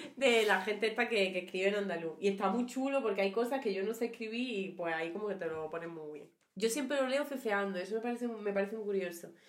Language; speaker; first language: Spanish; native; Spanish